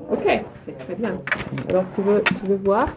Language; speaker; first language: French; non-native, fluent; English